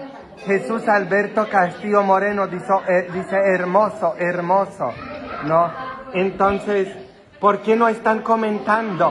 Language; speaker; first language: Spanish; non-native, fluent; Polish